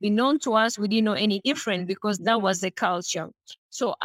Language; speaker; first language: English; non-native, local second language; Ganda